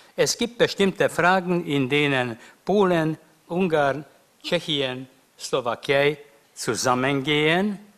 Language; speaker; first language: German; non-native, fluent; Hungarian